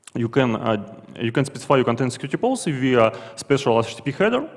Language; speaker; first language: English; non-native, fluent; Russian